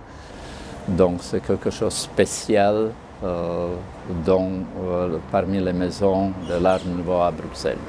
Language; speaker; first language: French; non-native, fluent; Slovak